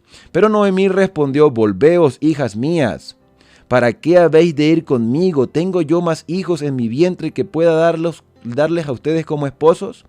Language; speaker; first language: Spanish; native; Spanish